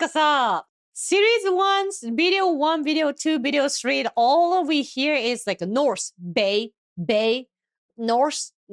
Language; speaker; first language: English; non-native, fluent; Japanese